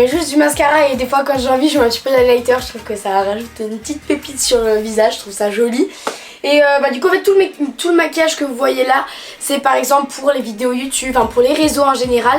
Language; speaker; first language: French; native; French